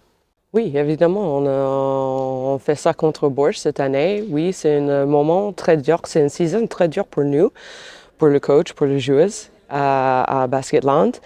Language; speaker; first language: French; non-native, fluent; English